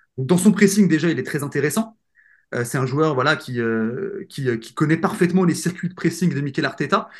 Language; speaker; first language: French; native; French